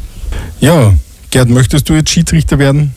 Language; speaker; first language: German; native; German